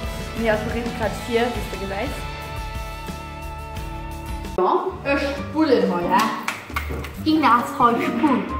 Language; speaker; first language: German; non-native, learner; Luxembourgish